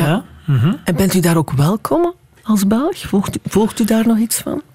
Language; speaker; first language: Dutch; native; Dutch